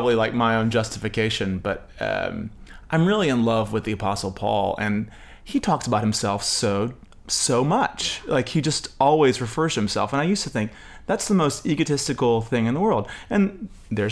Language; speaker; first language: English; native; English